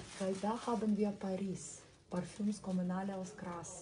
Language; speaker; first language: German; non-native, fluent; Russian